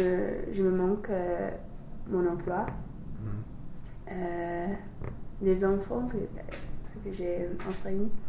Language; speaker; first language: French; non-native, learner; English